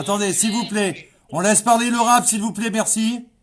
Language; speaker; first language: French; native; French